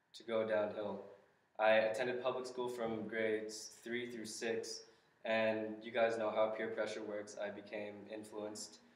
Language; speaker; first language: English; native; English